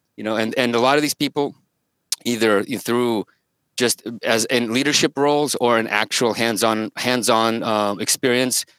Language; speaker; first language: English; early bilingual, other home language; Russian